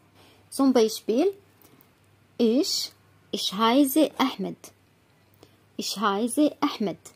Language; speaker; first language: German; non-native, fluent; Arabic